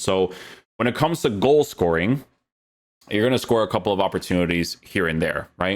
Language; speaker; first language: English; native; English